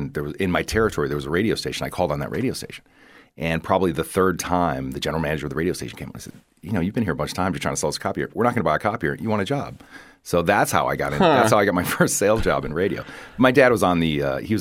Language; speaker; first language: English; native; English